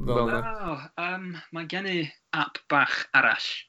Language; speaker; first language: Welsh; non-native, learner; English